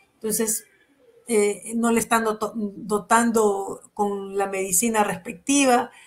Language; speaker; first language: Spanish; native; Spanish